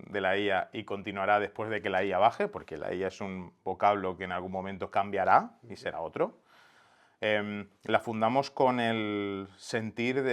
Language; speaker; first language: Spanish; native; Spanish